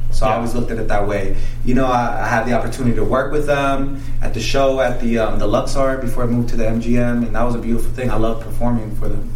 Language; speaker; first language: English; early bilingual, other home language; Spanish